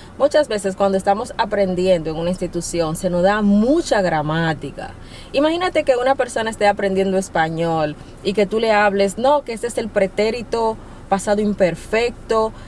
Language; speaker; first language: Spanish; native; Spanish